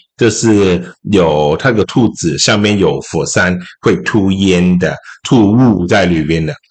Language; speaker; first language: Chinese; non-native, local second language; Cantonese